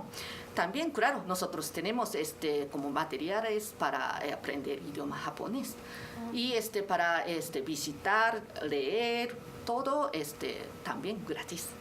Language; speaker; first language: Spanish; non-native, learner; Japanese